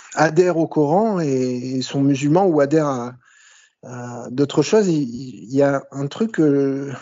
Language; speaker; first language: French; native; French